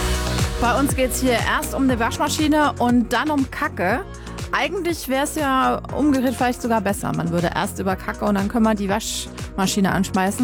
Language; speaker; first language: German; native; German